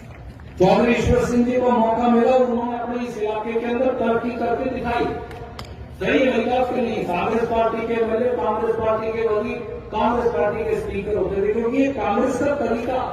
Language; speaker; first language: Hindi; native; Hindi